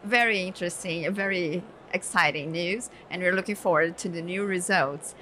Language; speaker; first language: English; non-native, fluent; Portuguese